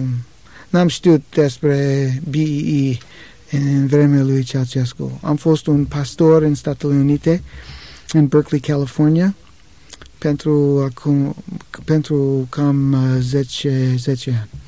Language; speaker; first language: Romanian; non-native, learner; English